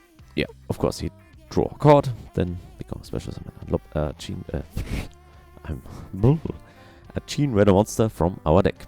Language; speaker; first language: English; non-native, fluent; German